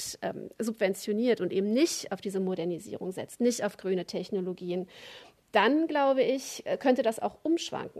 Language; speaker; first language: German; native; German